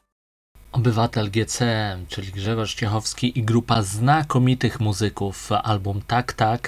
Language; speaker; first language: Polish; native; Polish